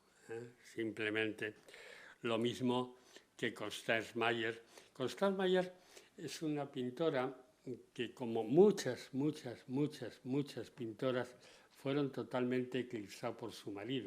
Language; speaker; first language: Spanish; native; Spanish